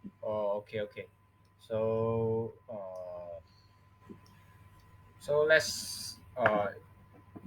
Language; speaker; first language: English; non-native, local second language; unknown